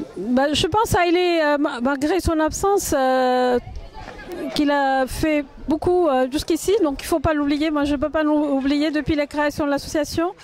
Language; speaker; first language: French; non-native, fluent; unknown